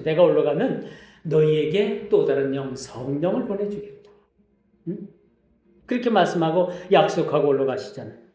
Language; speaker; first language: Korean; native; Korean